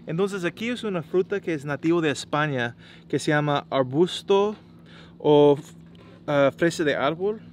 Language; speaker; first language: Spanish; non-native, learner; English